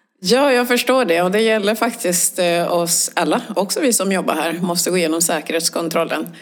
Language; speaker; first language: Swedish; early bilingual, other home language; Swahili